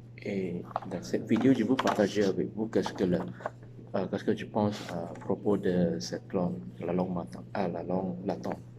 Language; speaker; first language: French; non-native, learner; Chinese